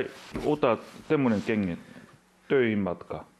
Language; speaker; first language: Finnish; non-native, learner; Korean